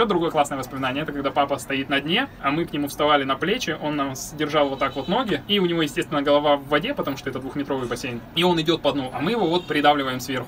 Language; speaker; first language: Russian; native; Russian